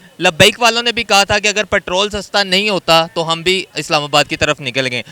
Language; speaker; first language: Urdu; native; Urdu